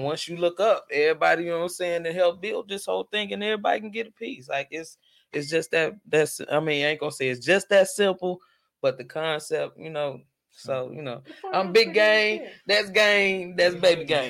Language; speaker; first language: English; native; English